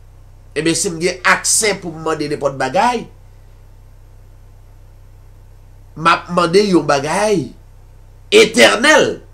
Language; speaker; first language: French; non-native, local second language; Haitian Creole